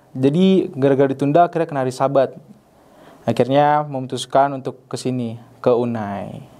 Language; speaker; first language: Indonesian; native; Indonesian